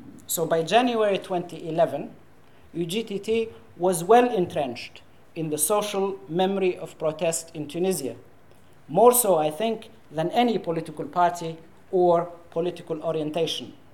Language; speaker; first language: English; non-native, fluent; Arabic